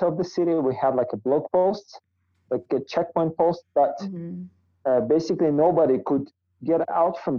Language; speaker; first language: English; non-native, fluent; Russian